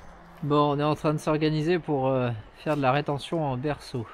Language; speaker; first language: French; native; French